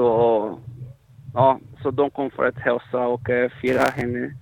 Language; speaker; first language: Swedish; non-native, fluent; Portuguese